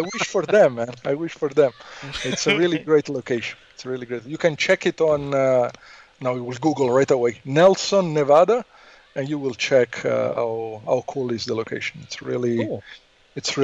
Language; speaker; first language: English; non-native, fluent; Italian